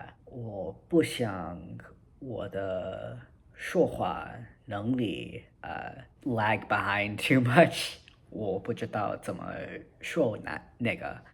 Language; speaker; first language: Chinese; non-native, learner; English